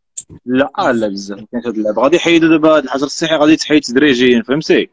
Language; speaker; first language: Arabic; native; Arabic